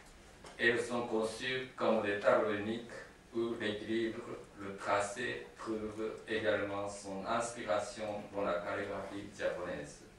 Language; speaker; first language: French; non-native, fluent; Japanese